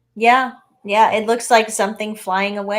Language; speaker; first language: English; native; English